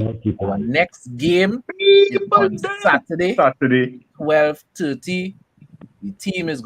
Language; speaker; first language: English; native; English